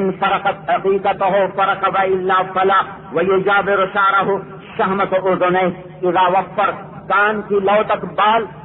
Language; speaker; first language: Urdu; non-native, local second language; Punjabi